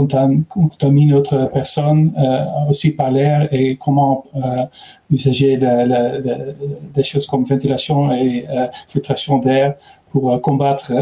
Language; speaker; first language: French; non-native, learner; Dutch